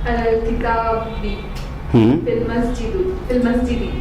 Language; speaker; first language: Arabic; non-native, learner; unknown